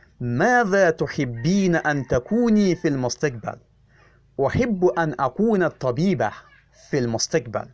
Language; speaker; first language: Arabic; non-native, fluent; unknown